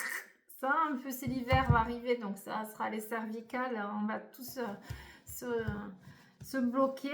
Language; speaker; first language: French; native; French